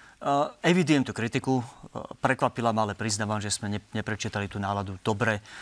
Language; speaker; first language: Slovak; native; Slovak